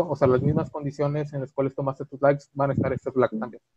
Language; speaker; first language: Spanish; native; Spanish